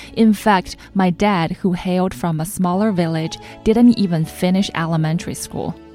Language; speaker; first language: English; non-native, fluent; Chinese